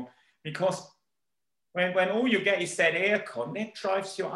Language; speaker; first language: English; non-native, fluent; German